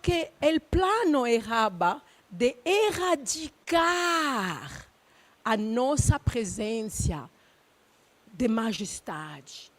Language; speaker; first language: Portuguese; non-native, learner; Luba-Lulua